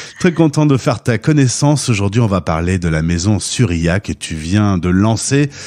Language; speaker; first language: French; native; French